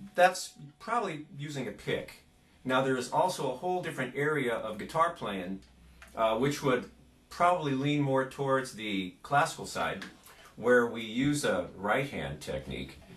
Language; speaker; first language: English; native; English